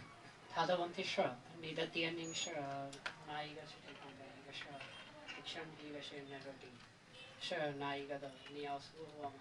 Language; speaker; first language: Chinese; non-native, learner; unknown